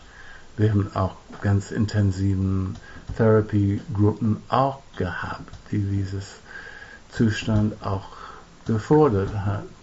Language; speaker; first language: German; non-native, fluent; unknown